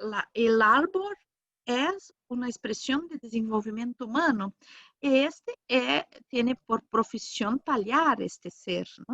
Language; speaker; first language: Spanish; non-native, learner; Portuguese